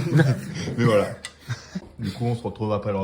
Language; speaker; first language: French; native; French